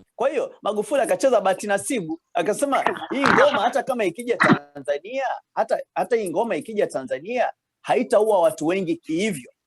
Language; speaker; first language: Swahili; native; Swahili